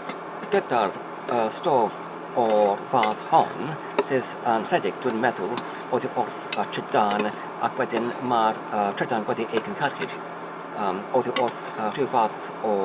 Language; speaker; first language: Welsh; non-native, learner; Polish